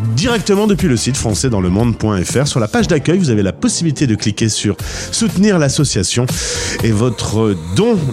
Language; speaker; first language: French; non-native, fluent; Portuguese